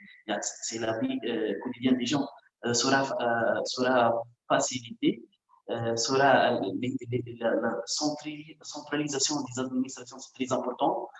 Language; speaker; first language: French; non-native, local second language; Arabic